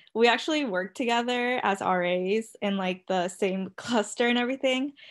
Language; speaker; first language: English; early bilingual, other home language; Spanish